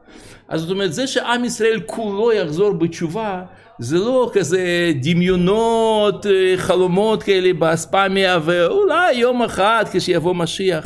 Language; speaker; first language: Hebrew; non-native, fluent; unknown